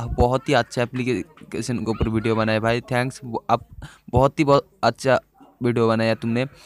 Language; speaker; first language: Hindi; non-native, local second language; Bangla